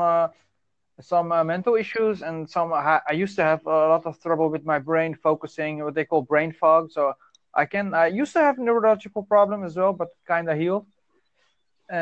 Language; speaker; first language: English; non-native, fluent; Dutch